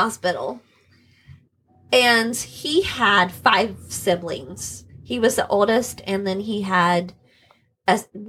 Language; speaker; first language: English; native; English